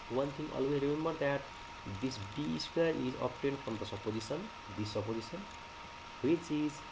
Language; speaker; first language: English; non-native, local second language; Nepali